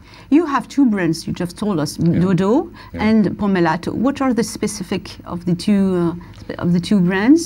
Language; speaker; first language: English; non-native, fluent; French